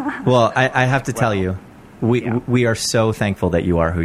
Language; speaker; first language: English; native; English